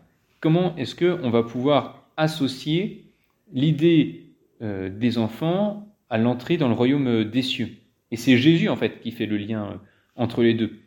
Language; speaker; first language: French; native; French